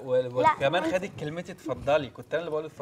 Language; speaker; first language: Arabic; native; Arabic